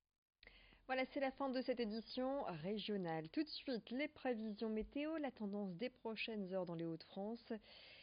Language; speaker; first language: French; native; French